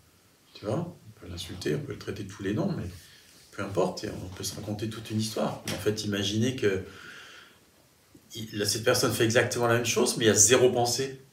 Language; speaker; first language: French; native; French